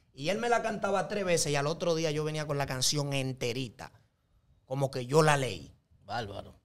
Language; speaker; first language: Spanish; native; Spanish